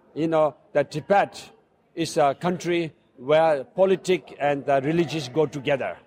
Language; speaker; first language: English; non-native, fluent; Chinese